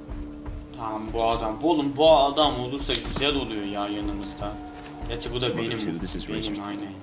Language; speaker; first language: Turkish; native; Turkish